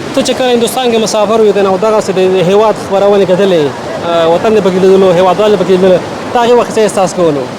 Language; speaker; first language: Pashto; native; Pashto